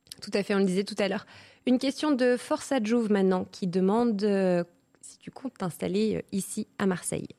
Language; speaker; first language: French; native; French